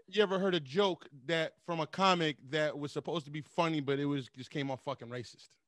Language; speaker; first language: English; native; English